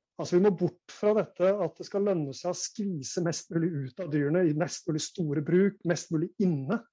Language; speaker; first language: Norwegian; native; Norwegian